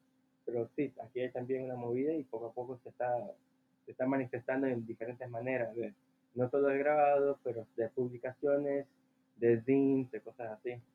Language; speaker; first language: Spanish; early bilingual, heritage; Spanish